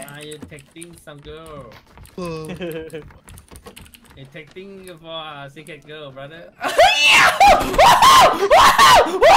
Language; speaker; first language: English; non-native, learner; Thai